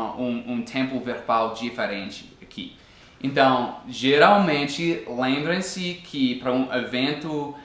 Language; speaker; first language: Portuguese; non-native, fluent; English